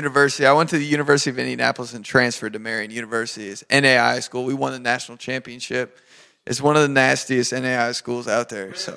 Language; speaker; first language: English; native; English